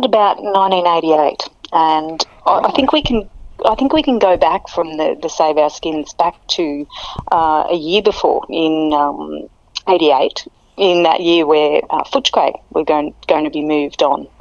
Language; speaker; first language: English; native; English